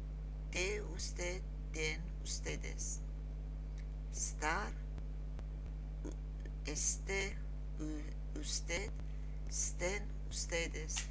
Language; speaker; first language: Spanish; non-native, learner; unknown